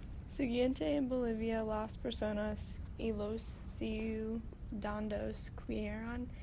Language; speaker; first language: Spanish; non-native, learner; English